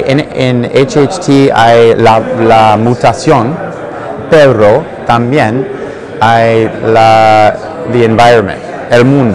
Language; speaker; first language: Spanish; non-native, learner; English